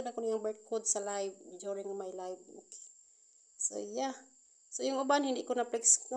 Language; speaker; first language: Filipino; non-native, local second language; Cebuano